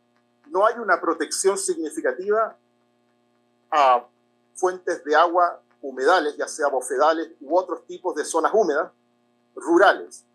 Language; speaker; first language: Spanish; native; Spanish